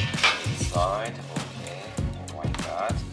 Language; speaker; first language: English; non-native, learner; Azerbaijani